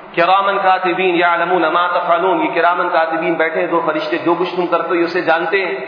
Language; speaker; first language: Urdu; native; Urdu